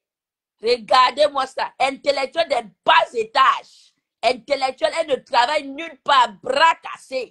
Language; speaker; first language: French; non-native, local second language; Lingala